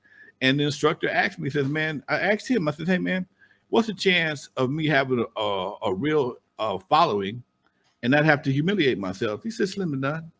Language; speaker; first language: English; native; English